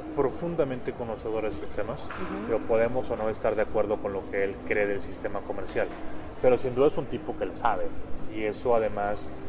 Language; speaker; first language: Spanish; native; Spanish